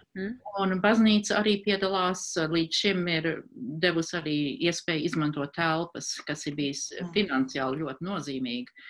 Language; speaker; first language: Latvian; early bilingual, heritage; Latvian